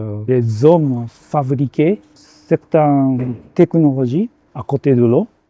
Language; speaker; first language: French; non-native, fluent; Japanese